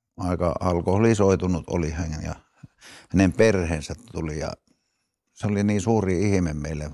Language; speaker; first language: Finnish; native; Finnish